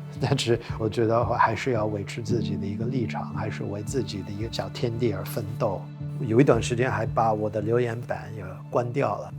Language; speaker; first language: Chinese; non-native, fluent; English